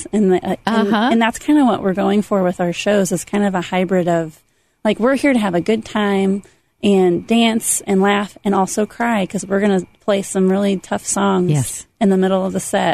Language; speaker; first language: English; native; English